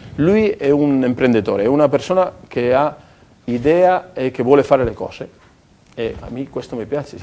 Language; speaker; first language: Italian; non-native, fluent; Spanish